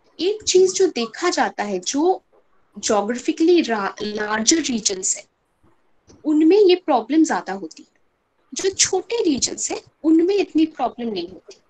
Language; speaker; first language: Hindi; non-native, local second language; Bangla